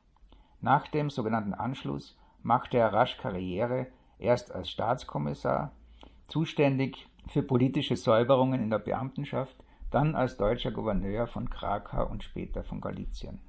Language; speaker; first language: German; native; German